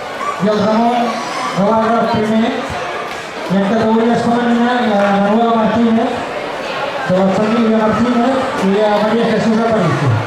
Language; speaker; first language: Catalan; native; Catalan